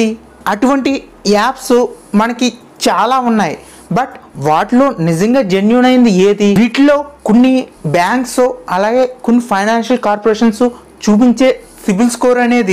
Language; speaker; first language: Telugu; native; Telugu